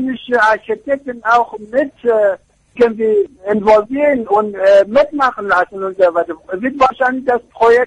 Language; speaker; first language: German; non-native, fluent; Persian